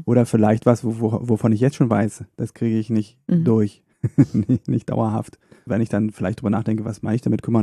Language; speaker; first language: German; native; German